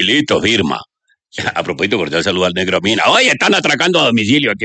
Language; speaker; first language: Spanish; native; Spanish